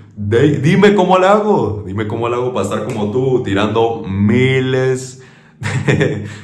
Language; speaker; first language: Spanish; early bilingual, heritage; Spanish